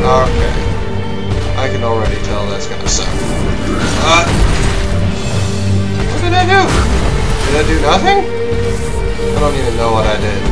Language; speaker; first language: English; native; English